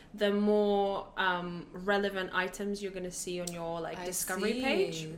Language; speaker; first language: English; non-native, fluent; Latvian